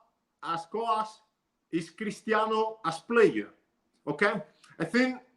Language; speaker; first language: English; non-native, learner; Spanish